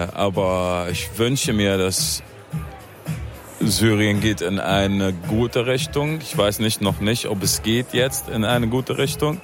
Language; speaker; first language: German; non-native, fluent; Arabic